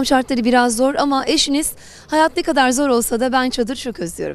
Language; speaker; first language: Turkish; native; Turkish